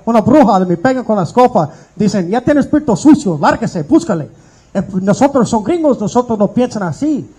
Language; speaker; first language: Spanish; non-native, learner; English